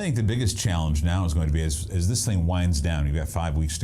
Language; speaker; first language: English; native; English